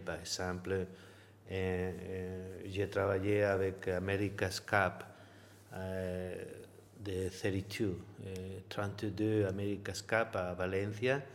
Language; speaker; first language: French; non-native, learner; Spanish